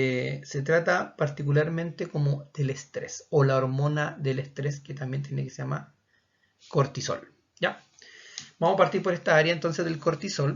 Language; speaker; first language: Spanish; native; Spanish